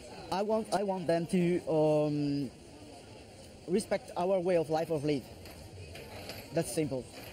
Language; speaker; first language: English; non-native, fluent; Italian